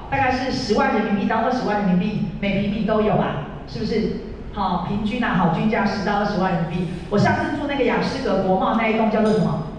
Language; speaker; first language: Chinese; native; Chinese